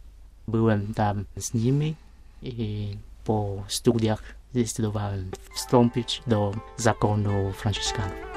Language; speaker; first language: Polish; non-native, fluent; Vietnamese